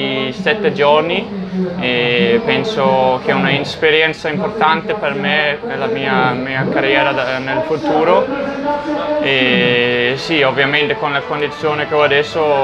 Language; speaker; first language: Italian; non-native, fluent; Danish